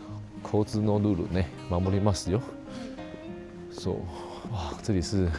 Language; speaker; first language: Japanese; non-native, learner; Chinese